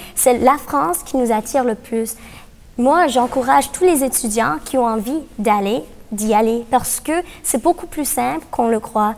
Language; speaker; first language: French; non-native, local second language; English